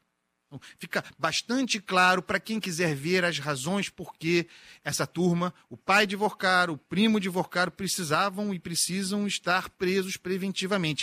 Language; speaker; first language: Portuguese; native; Portuguese